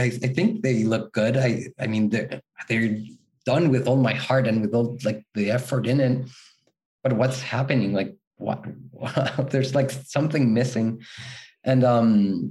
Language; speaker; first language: English; non-native, fluent; Spanish